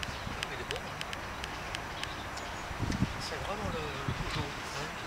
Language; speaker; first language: French; native; French